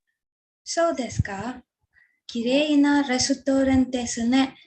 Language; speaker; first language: Japanese; non-native, learner; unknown